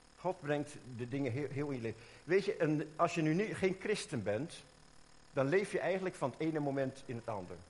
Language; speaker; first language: Dutch; native; Dutch